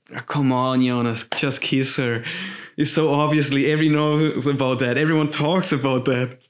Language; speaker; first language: English; non-native, fluent; German